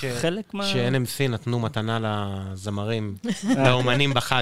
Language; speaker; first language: Hebrew; native; Hebrew